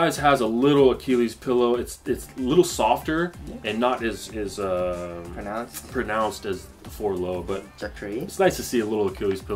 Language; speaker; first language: English; native; English